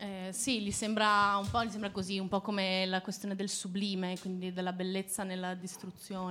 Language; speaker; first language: Italian; native; Italian